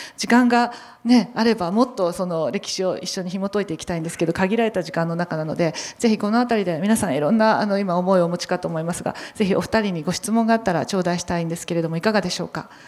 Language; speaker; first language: Japanese; native; Japanese